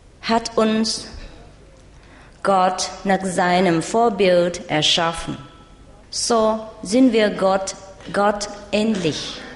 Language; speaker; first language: German; non-native, learner; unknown